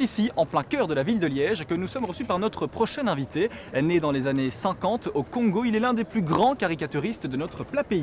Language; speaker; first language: French; native; French